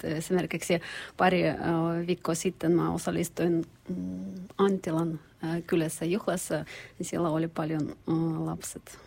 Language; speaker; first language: Finnish; non-native, learner; Turkish